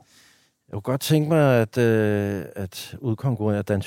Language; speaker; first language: Danish; native; Danish